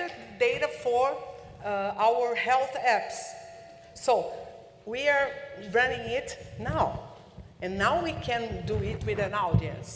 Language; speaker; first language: English; non-native, learner; Portuguese